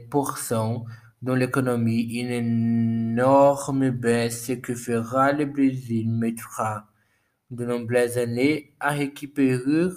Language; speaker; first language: French; non-native, learner; Portuguese